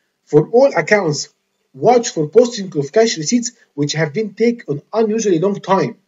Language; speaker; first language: English; non-native, fluent; Arabic